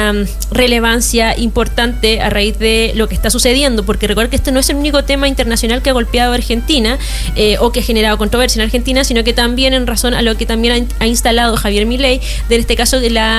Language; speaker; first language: Spanish; native; Spanish